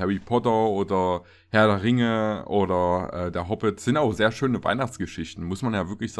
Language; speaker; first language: German; native; German